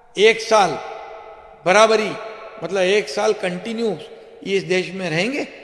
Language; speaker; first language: Hindi; non-native, local second language; Marathi